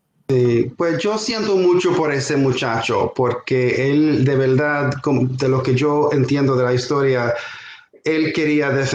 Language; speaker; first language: Spanish; non-native, fluent; English